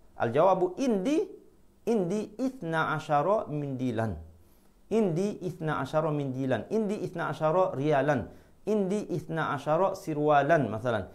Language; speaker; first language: Arabic; non-native, fluent; Malay